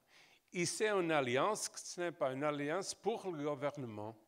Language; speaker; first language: French; non-native, fluent; Portuguese